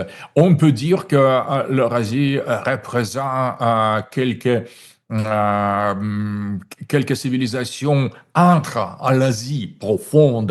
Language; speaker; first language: French; non-native, fluent; Russian